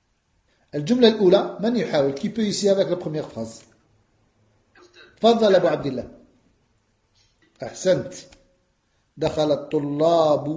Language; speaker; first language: Arabic; non-native, fluent; French